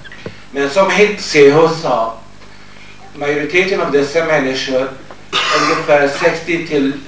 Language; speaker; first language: Swedish; non-native, fluent; Kurdish